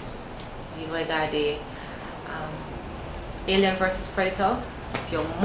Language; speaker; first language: French; non-native, learner; English